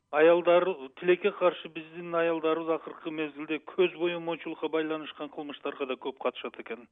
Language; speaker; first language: Kyrgyz; native; Kyrgyz